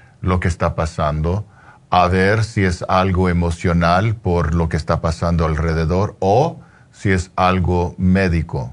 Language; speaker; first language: Spanish; early bilingual, heritage; Spanish